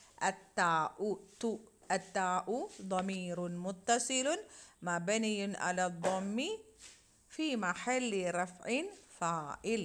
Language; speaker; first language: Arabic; non-native, fluent; Malayalam